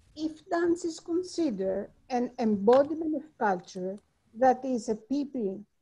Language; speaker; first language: English; non-native, fluent; Greek